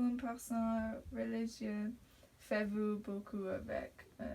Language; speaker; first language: French; non-native, learner; English